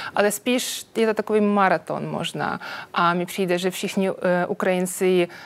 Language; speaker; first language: Czech; non-native, fluent; Ukrainian